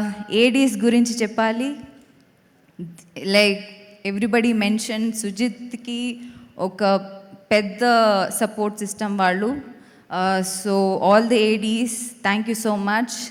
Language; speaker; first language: Telugu; non-native, fluent; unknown